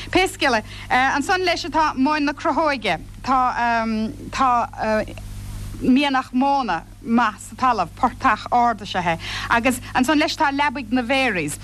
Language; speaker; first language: Irish; native; Irish